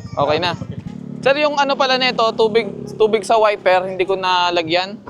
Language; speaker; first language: Filipino; non-native, local second language; Cebuano